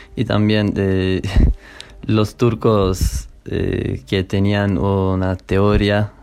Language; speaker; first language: Spanish; non-native, learner; Turkish